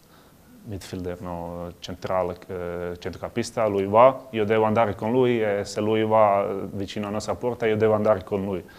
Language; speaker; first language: Italian; non-native, learner; Croatian